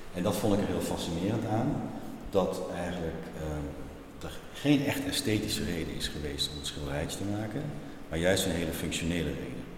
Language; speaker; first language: Dutch; native; Dutch